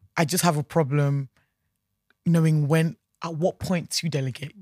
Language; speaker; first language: English; non-native, local second language; Yoruba